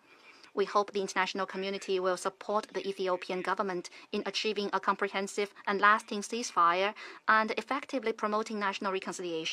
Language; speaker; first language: English; non-native, fluent; Chinese